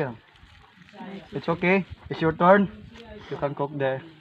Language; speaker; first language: English; non-native, learner; Cebuano